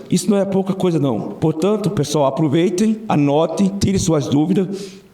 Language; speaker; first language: Portuguese; native; Portuguese